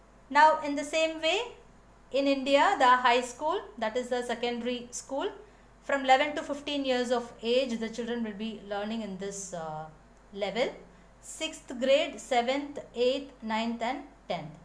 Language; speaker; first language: English; non-native, local second language; Tamil